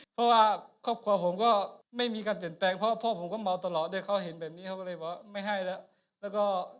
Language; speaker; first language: Thai; non-native, local second language; Akha